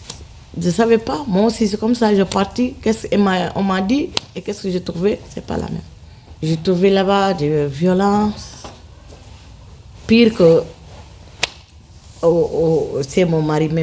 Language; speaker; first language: French; non-native, learner; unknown